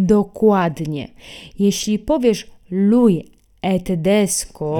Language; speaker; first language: Polish; non-native, fluent; Italian